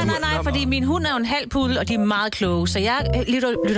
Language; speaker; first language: Danish; native; Danish